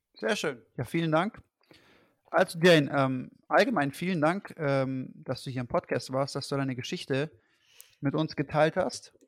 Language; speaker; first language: German; native; German